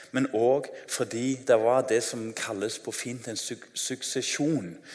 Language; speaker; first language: Norwegian; native; Norwegian